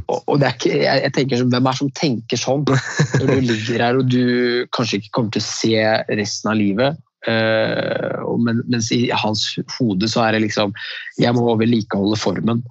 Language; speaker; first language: Norwegian; early bilingual, other home language; Riffian